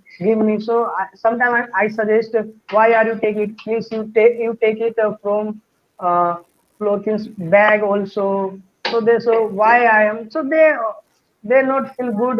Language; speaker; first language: English; non-native, learner; Hindi